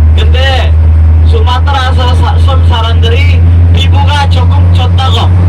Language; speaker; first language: Korean; non-native, learner; Indonesian